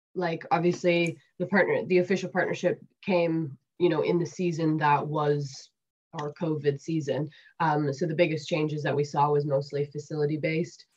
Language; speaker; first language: English; native; English